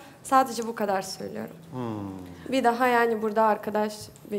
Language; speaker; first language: Turkish; non-native, learner; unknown